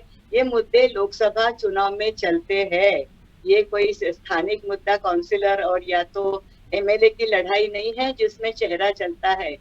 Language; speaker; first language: Hindi; non-native, local second language; Marathi